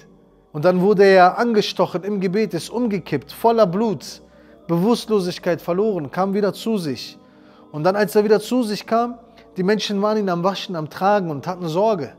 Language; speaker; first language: German; native; German